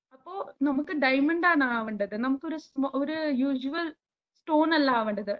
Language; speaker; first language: Malayalam; early bilingual, heritage; Malayalam